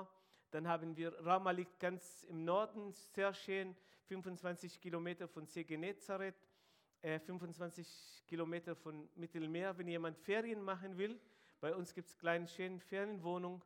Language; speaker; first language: German; non-native, fluent; Arabic